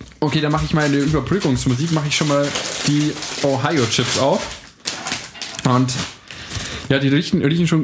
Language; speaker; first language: German; native; German